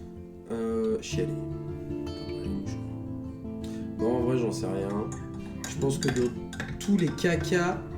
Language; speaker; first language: French; native; French